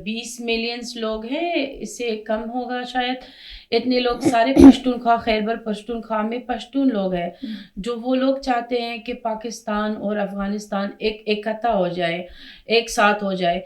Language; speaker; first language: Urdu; non-native, fluent; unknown